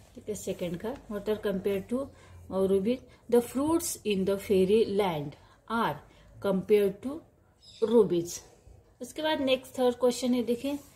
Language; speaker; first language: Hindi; non-native, local second language; Marathi